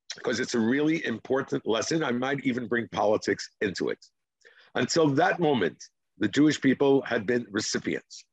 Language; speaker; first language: English; non-native, fluent; Hebrew